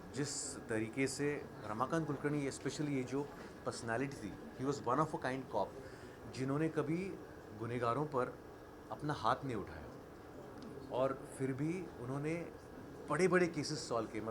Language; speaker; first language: Hindi; non-native, local second language; Marathi